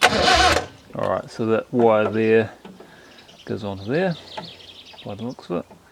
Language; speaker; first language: English; native; English